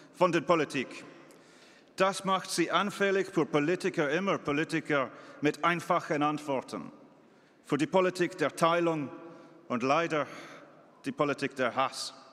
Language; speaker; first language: German; non-native, fluent; English